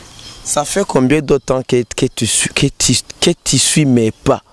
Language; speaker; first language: French; non-native, local second language; Rundi